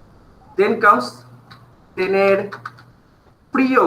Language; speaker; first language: Spanish; non-native, fluent; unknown